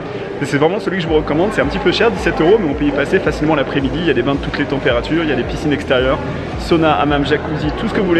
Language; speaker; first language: French; native; French